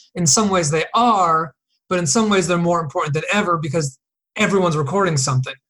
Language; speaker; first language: English; native; English